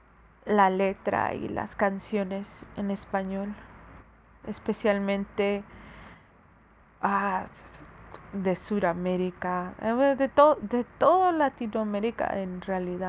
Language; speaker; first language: Spanish; early bilingual, heritage; Spanish